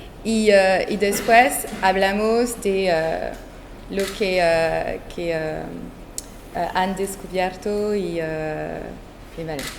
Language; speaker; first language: Spanish; non-native, fluent; French